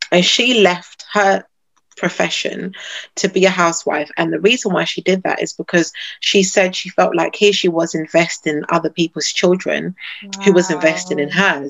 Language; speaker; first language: English; native; English